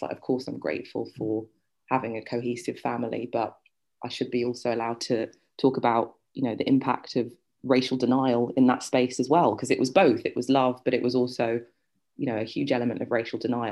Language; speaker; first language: English; native; English